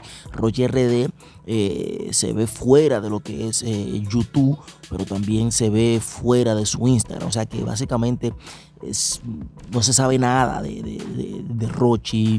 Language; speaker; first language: Spanish; native; Spanish